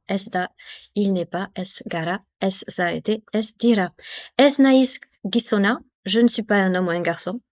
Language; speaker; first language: French; native; French